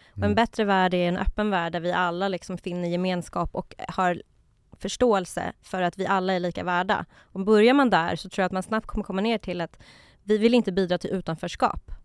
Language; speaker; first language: Swedish; early bilingual, other home language; Kurdish